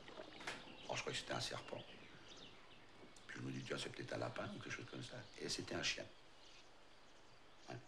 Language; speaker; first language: French; native; French